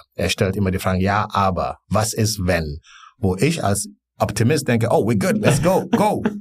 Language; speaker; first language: German; non-native, fluent; Wolof